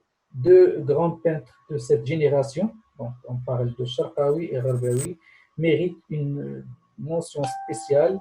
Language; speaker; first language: French; non-native, local second language; Arabic